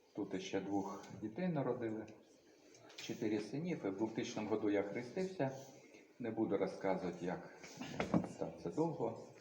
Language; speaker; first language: Ukrainian; native; Ukrainian